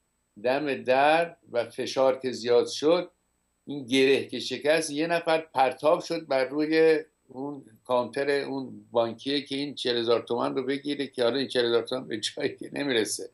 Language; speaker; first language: Persian; native; Persian